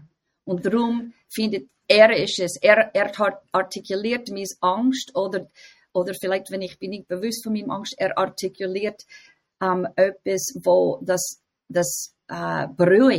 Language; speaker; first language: German; non-native, fluent; English